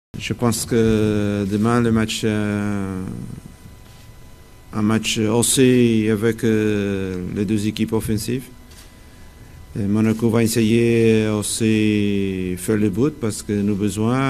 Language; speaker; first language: French; non-native, fluent; Portuguese